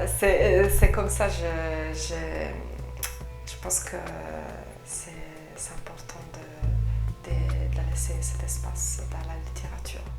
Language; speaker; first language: French; non-native, fluent; Italian